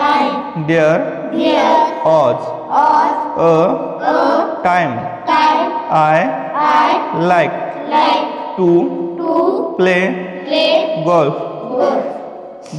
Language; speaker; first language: English; non-native, learner; Marathi